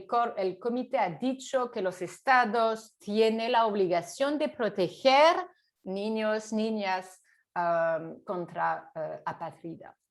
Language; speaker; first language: Spanish; non-native, fluent; French